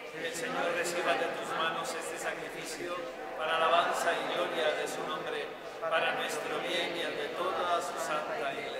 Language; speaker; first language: Spanish; native; Spanish